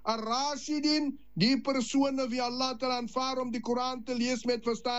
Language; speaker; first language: Dutch; non-native, learner; Afrikaans